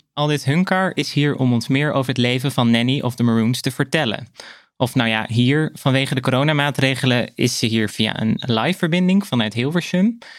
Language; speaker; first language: Dutch; native; Dutch